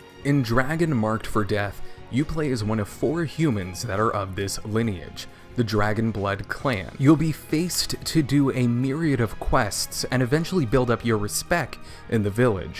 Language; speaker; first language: English; native; English